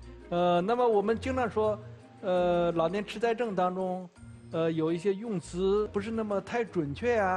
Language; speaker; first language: Chinese; native; Chinese